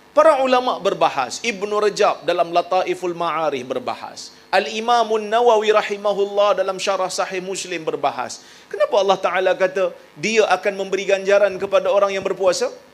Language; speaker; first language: Malay; native; Malay